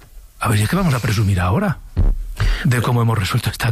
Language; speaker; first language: Spanish; native; Spanish